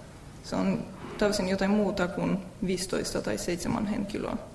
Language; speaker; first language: Finnish; non-native, fluent; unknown